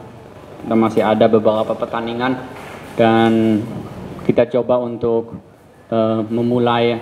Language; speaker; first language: Indonesian; early bilingual, heritage; Indonesian